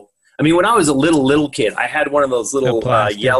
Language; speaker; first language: English; native; English